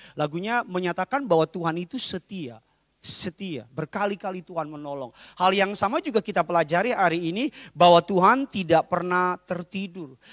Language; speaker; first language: Indonesian; native; Indonesian